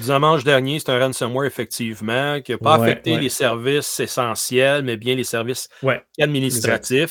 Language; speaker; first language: French; native; French